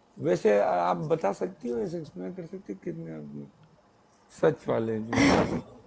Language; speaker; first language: Urdu; non-native, local second language; Pashto